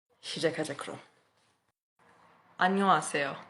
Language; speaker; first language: Korean; non-native, learner; Turkish